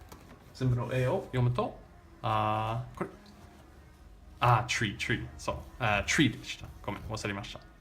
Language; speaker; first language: Japanese; non-native, learner; English